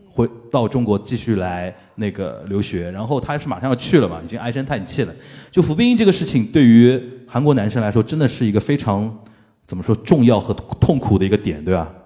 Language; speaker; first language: Chinese; native; Chinese